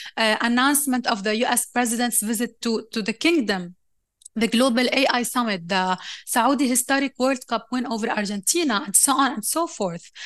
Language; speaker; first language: English; non-native, fluent; Arabic